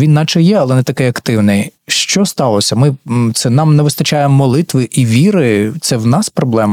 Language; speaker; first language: Ukrainian; native; Ukrainian